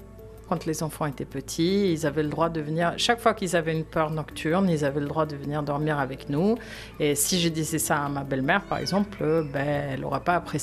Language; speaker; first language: French; non-native, fluent; Swedish